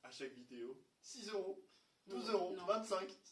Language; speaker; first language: French; native; French